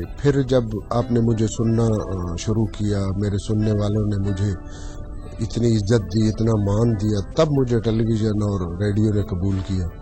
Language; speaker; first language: Urdu; non-native, local second language; Saraiki